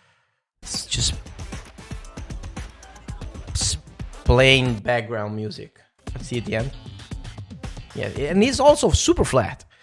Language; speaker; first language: English; non-native, fluent; Italian